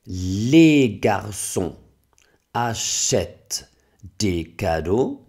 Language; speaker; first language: French; non-native, fluent; German